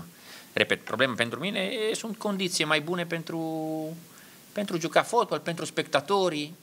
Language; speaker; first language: Romanian; non-native, learner; Italian